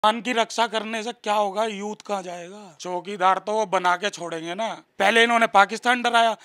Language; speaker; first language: Hindi; native; Hindi